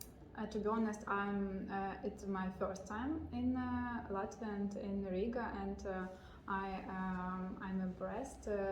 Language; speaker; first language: English; non-native, learner; Ukrainian